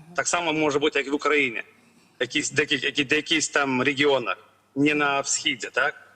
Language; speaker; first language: Ukrainian; non-native, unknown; Lithuanian